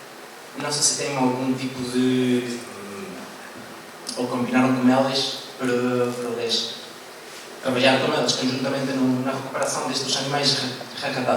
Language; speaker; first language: Portuguese; non-native, learner; Spanish